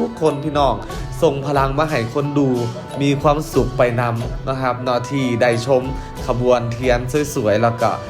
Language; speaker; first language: Thai; non-native, local second language; Lao